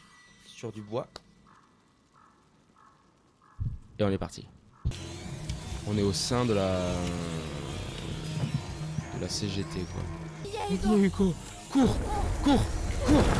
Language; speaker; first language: French; native; French